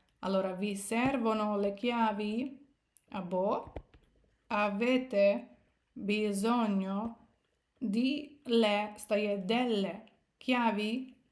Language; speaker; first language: Italian; non-native, fluent; Ukrainian